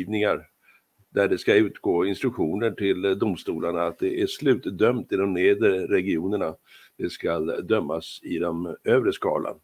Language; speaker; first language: Swedish; native; Swedish